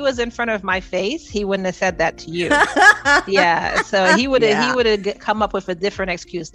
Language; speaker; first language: English; native; English